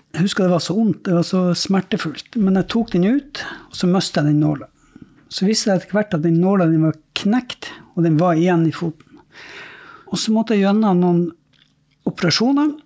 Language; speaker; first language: Norwegian; native; Norwegian